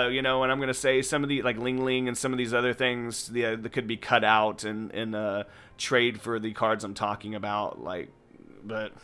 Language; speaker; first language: English; native; English